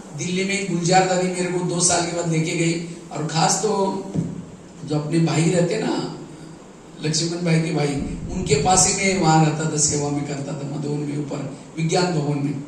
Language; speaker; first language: Hindi; non-native, local second language; Marathi